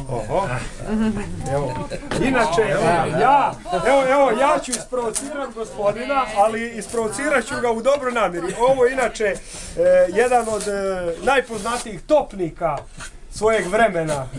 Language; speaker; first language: Croatian; native; Croatian